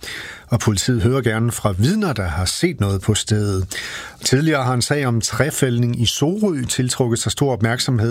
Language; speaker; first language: Danish; native; Danish